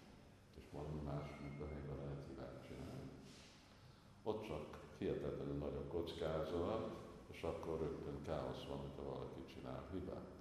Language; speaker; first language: Hungarian; non-native, fluent; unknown